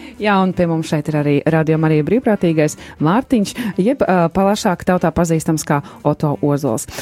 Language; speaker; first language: Latvian; native; Latvian